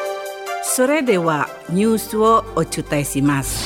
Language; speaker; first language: Japanese; non-native, learner; Indonesian